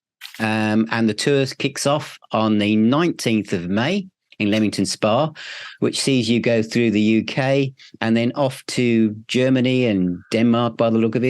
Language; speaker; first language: English; native; English